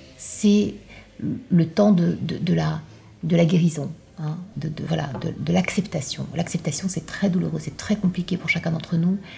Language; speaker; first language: French; non-native, local second language; Arabic